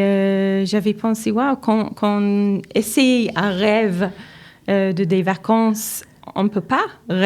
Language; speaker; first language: French; non-native, learner; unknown